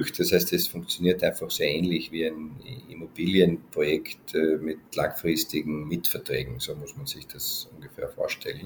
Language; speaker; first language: German; native; German